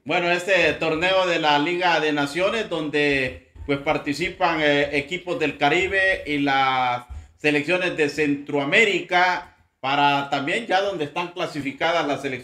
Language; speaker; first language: Spanish; native; Spanish